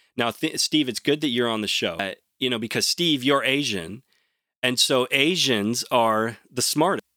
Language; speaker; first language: English; native; English